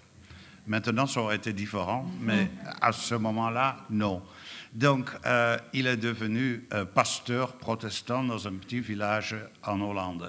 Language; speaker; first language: French; non-native, fluent; Dutch